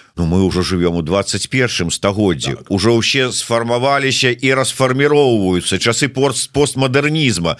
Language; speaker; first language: Belarusian; non-native, local second language; Russian